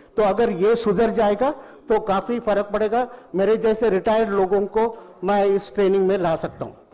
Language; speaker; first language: Hindi; non-native, local second language; Tamil